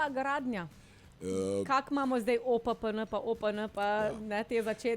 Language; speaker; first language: Slovenian; native; Slovenian